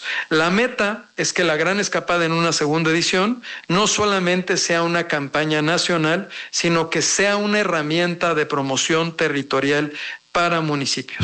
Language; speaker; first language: Spanish; native; Spanish